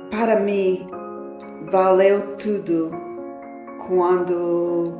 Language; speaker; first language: Portuguese; non-native, fluent; English